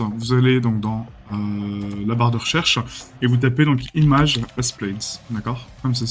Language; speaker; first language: French; native; French